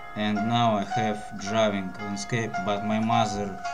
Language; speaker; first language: English; non-native, learner; Russian